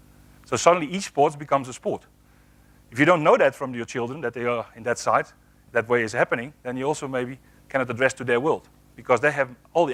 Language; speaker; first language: English; non-native, fluent; Dutch